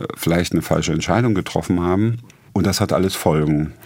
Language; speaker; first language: German; native; German